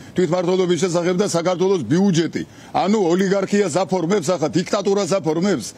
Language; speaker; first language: Georgian; native; Georgian